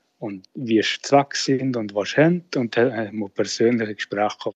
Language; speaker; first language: German; native; German